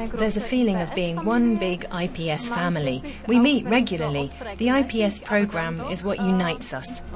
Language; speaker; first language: English; non-native, fluent; Turkish